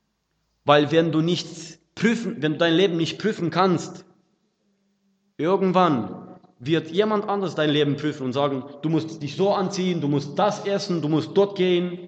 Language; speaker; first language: German; non-native, fluent; Russian